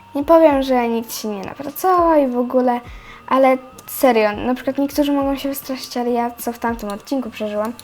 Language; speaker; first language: Polish; native; Polish